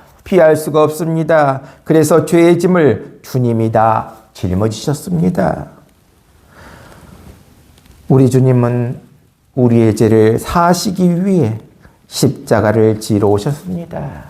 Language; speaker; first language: Korean; native; Korean